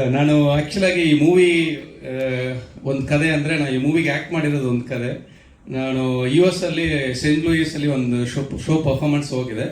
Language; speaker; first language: Kannada; non-native, learner; Tamil